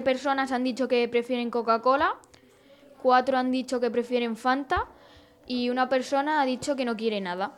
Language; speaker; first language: Spanish; native; Spanish